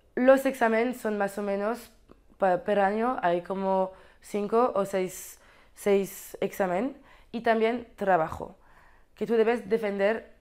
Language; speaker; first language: Spanish; non-native, learner; French